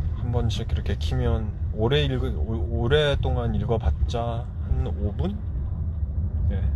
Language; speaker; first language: Korean; early bilingual, heritage; Korean